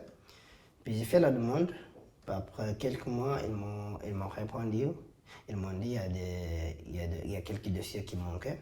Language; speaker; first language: French; non-native, fluent; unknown